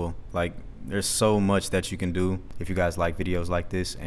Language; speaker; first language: English; native; English